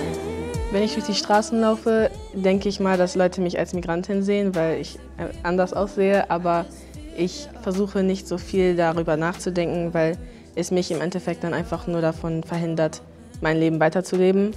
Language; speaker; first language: German; early bilingual, other home language; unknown